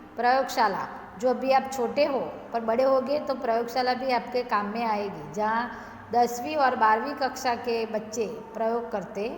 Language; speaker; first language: Hindi; non-native, local second language; Gujarati